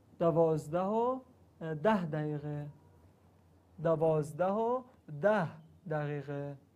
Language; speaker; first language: Persian; non-native, learner; Arabic